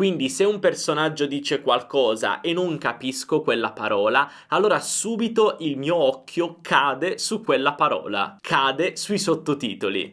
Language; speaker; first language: Italian; native; Italian